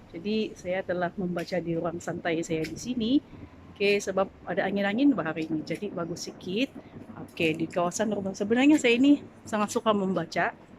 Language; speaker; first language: Malay; non-native, local second language; Central Dusun